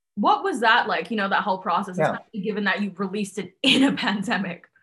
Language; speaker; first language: English; non-native, local second language; Cantonese